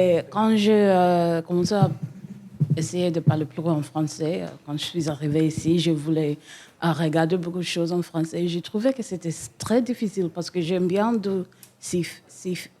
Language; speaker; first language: French; non-native, learner; English